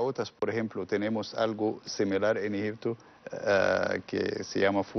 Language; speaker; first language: Spanish; non-native, learner; Arabic